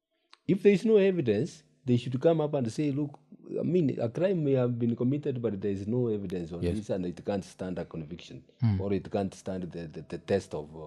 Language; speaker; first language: English; non-native, local second language; Gusii